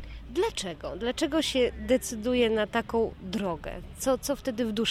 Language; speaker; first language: Polish; native; Polish